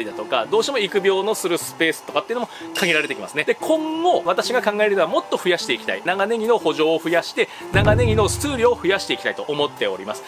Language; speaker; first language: Japanese; native; Japanese